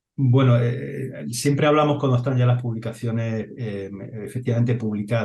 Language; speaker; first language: Spanish; native; Spanish